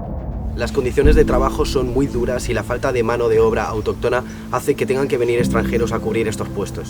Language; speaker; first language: Spanish; native; Spanish